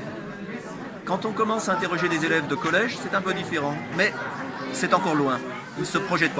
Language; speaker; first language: French; native; French